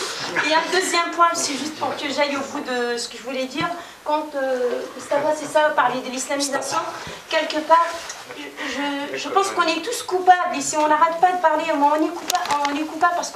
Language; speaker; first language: French; non-native, local second language; Kabyle